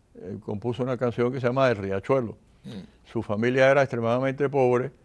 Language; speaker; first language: Spanish; native; Spanish